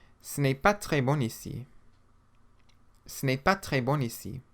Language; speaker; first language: French; non-native, fluent; English